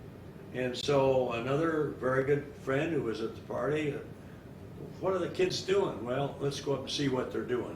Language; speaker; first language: English; native; English